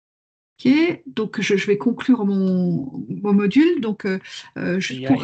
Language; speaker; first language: French; native; French